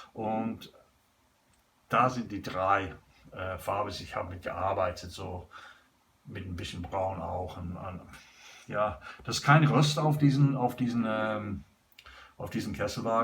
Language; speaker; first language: German; non-native, learner; English